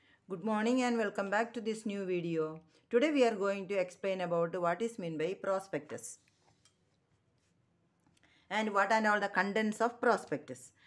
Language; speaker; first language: English; non-native, local second language; Tamil